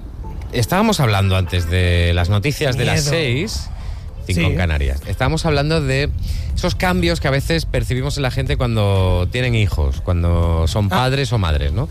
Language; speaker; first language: Spanish; native; Spanish